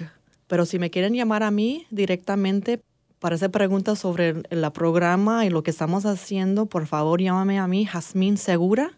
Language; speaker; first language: Spanish; early bilingual, heritage; English